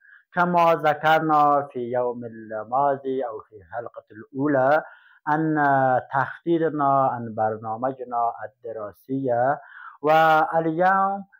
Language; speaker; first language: Arabic; non-native, fluent; Persian